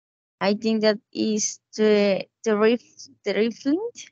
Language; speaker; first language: English; non-native, learner; Spanish